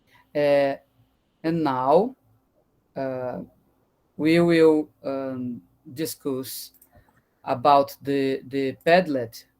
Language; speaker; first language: English; non-native, learner; Portuguese